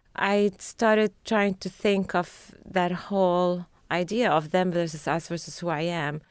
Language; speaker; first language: English; non-native, fluent; Arabic